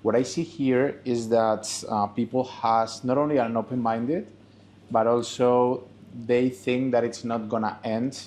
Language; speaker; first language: English; non-native, fluent; Spanish